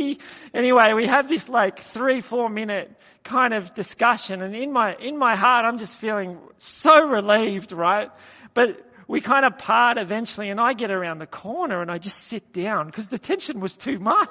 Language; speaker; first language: English; native; English